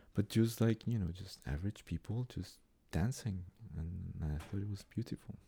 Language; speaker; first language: English; non-native, fluent; Spanish